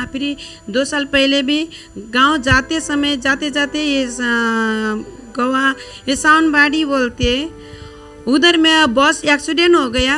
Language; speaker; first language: Hindi; non-native, local second language; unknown